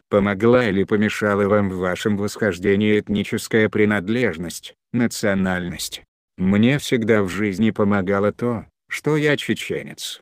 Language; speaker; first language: Russian; non-native, local second language; Chechen